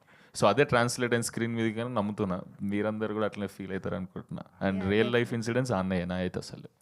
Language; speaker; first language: Telugu; native; Telugu